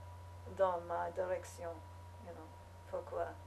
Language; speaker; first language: French; non-native, learner; English